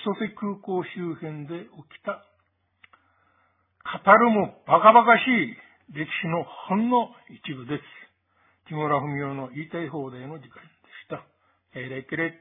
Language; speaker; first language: Japanese; native; Japanese